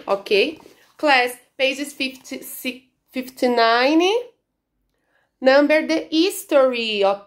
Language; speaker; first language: English; non-native, learner; Portuguese